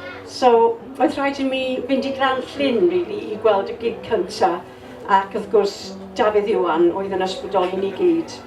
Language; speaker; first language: Welsh; non-native, local second language; English